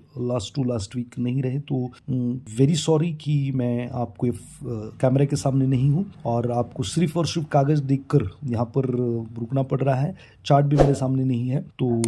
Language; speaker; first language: Hindi; non-native, local second language; Marathi